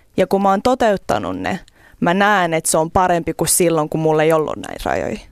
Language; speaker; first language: Finnish; early bilingual, other home language; Russian